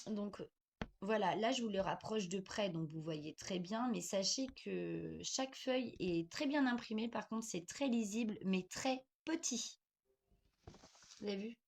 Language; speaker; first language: French; native; French